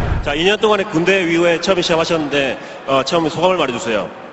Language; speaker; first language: Korean; native; Korean